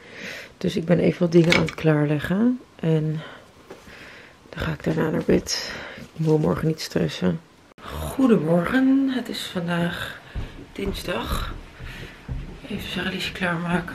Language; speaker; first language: Dutch; native; Dutch